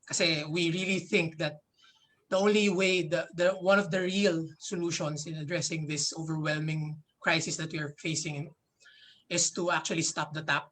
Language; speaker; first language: English; non-native, local second language; Filipino